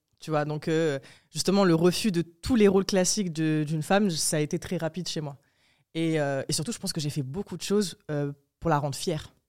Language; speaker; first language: French; early bilingual, other home language; Arabic